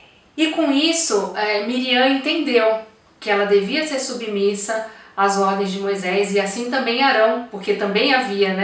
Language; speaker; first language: Portuguese; native; Portuguese